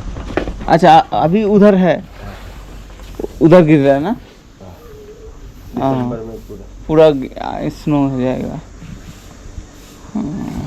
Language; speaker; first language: Hindi; non-native, local second language; Bangla